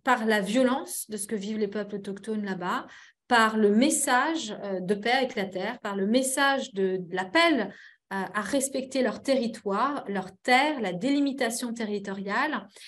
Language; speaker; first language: French; native; French